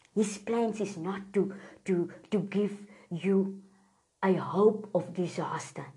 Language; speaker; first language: English; non-native, local second language; Afrikaans